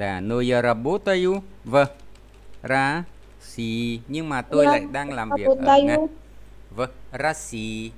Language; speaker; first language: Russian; non-native, fluent; Vietnamese